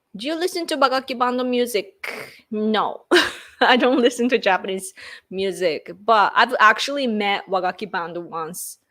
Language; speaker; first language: English; non-native, fluent; Japanese